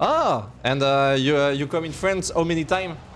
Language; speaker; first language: English; non-native, learner; French